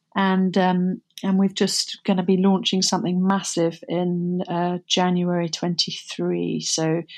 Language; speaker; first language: English; native; English